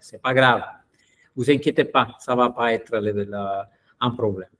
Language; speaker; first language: French; non-native, fluent; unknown